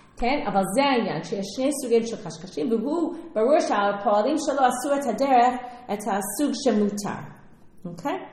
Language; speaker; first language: Hebrew; non-native, fluent; English